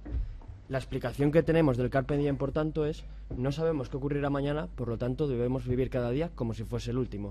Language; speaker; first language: Spanish; native; Spanish